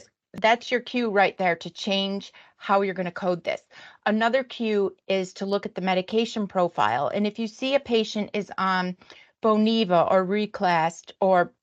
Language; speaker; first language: English; native; English